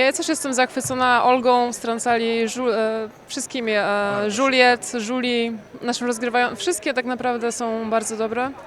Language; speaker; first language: Polish; non-native, fluent; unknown